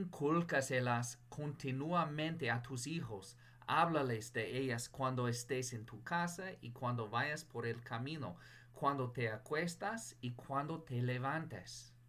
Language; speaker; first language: Spanish; non-native, fluent; English